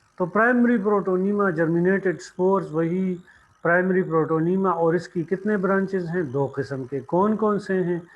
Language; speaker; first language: Urdu; non-native, local second language; Pashto